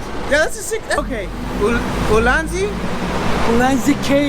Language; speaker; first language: English; non-native, learner; Turkish